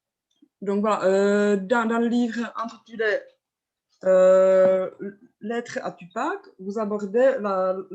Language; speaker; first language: French; non-native, fluent; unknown